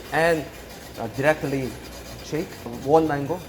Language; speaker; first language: English; non-native, learner; Korean